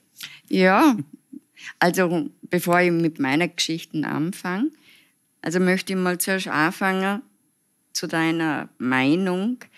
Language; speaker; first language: German; non-native, fluent; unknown